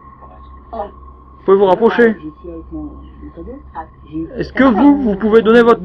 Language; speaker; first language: French; native; French